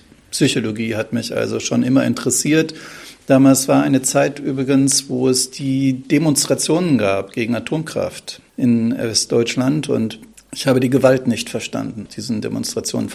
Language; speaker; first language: German; native; German